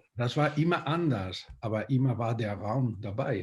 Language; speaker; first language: German; non-native, fluent; Spanish